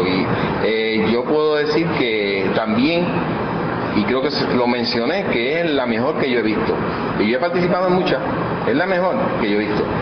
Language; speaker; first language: Spanish; native; Spanish